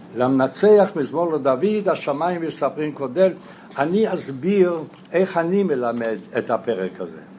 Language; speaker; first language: Hebrew; non-native, fluent; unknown